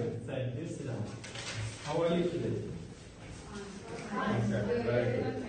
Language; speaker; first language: English; non-native, fluent; Uzbek